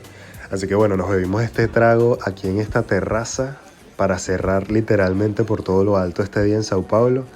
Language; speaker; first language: Spanish; native; Spanish